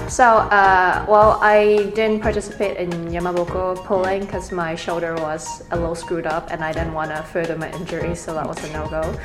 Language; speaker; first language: English; native; English